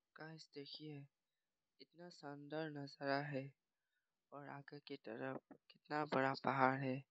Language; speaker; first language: Hindi; non-native, local second language; Bodo